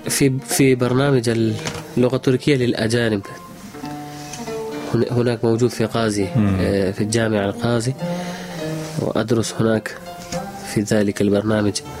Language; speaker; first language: Arabic; non-native, learner; Urdu